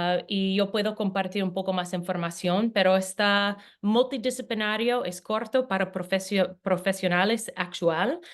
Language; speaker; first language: Spanish; non-native, fluent; English